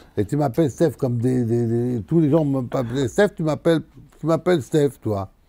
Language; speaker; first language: French; native; French